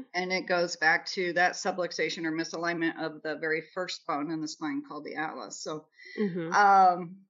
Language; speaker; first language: English; native; English